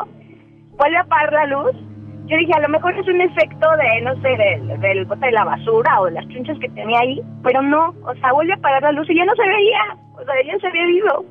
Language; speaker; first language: Spanish; native; Spanish